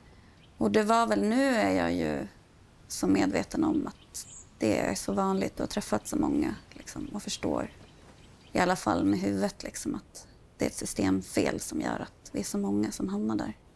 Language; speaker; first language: Swedish; native; Swedish